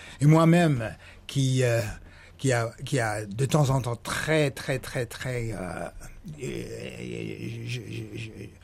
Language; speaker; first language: French; non-native, fluent; English